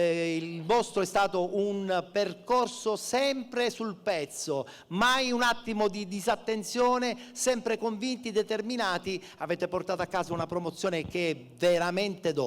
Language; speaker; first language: Italian; native; Italian